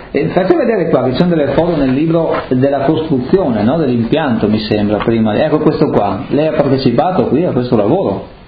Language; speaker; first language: Italian; native; Italian